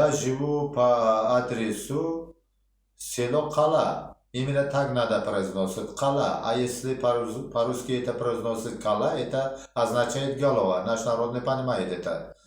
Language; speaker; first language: Russian; non-native, local second language; Uzbek